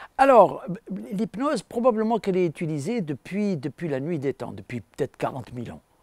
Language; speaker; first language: French; non-native, local second language; Arabic